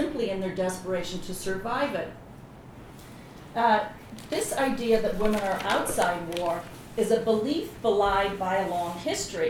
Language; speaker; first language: English; native; English